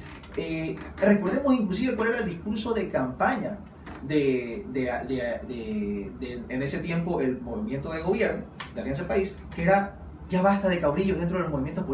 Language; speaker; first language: Spanish; native; Spanish